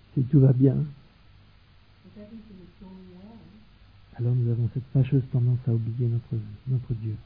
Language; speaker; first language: French; native; French